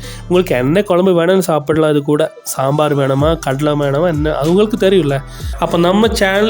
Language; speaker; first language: Tamil; non-native, learner; Malayalam